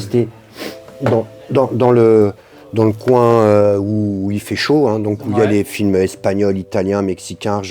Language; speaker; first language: French; native; French